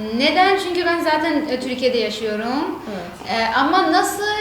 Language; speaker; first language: Turkish; non-native, learner; Persian